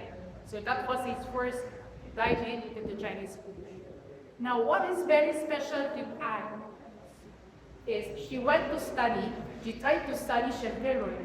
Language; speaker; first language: English; non-native, local second language; Filipino